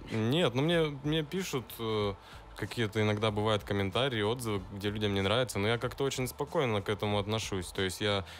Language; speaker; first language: Russian; native; Russian